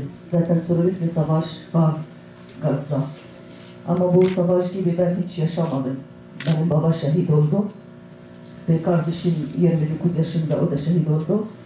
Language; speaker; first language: Turkish; non-native, learner; Arabic